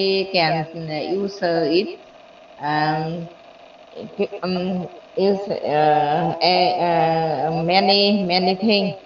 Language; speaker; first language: English; non-native, learner; Vietnamese